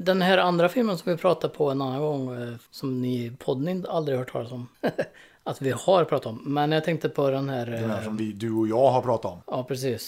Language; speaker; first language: Swedish; native; Swedish